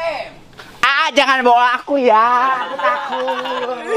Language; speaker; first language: Indonesian; non-native, local second language; Sundanese